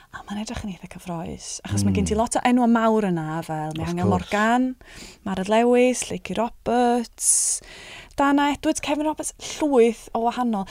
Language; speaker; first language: Welsh; native; Welsh